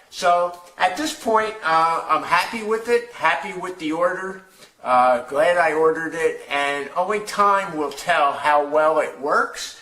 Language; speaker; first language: English; native; English